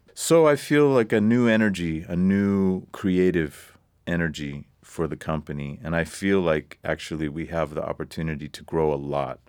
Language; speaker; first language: English; native; English